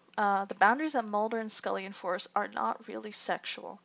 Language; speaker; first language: English; native; English